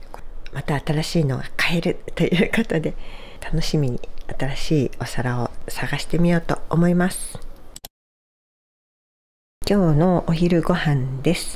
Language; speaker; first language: Japanese; native; Japanese